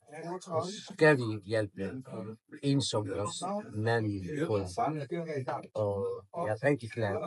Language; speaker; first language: Danish; non-native, learner; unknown